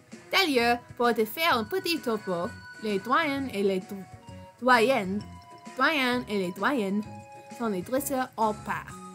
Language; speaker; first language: French; non-native, fluent; English